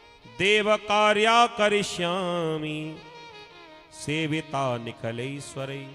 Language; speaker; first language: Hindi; native; Hindi